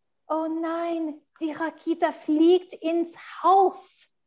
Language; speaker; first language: German; non-native, fluent; English